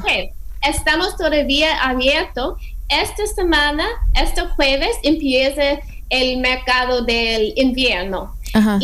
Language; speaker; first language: Spanish; non-native, fluent; English